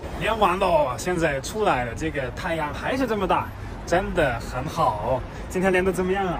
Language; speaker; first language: Chinese; non-native, fluent; German